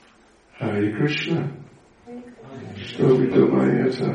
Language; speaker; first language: Russian; non-native, learner; English